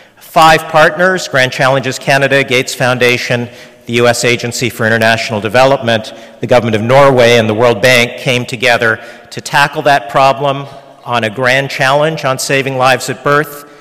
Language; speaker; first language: English; early bilingual, other home language; Hungarian